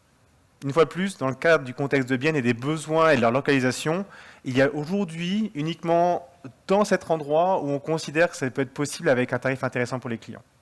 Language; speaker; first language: French; native; French